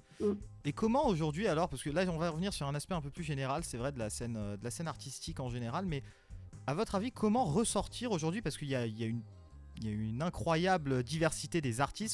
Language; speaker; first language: French; native; French